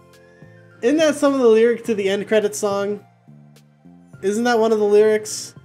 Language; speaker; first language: English; native; English